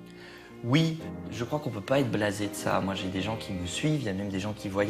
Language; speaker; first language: French; native; French